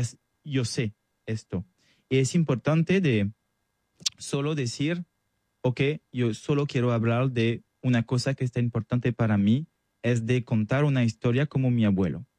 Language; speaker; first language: Spanish; non-native, learner; French